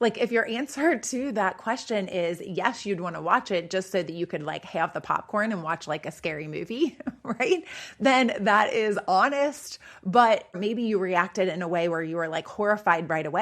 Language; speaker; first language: English; native; English